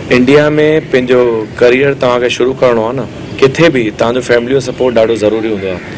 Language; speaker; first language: Sindhi; early bilingual, heritage; Sindhi